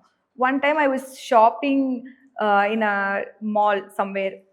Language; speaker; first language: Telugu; non-native, learner; Tamil